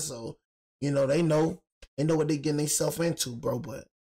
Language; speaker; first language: English; native; English